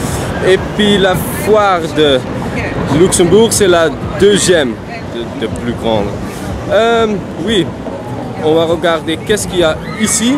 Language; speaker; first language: French; non-native, learner; Dutch